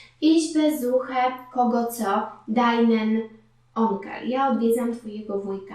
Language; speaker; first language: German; non-native, fluent; Polish